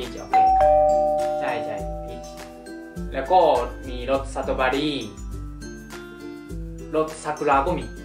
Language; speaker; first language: Thai; non-native, fluent; Japanese